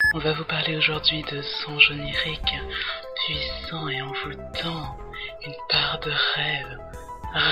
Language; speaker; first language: French; native; French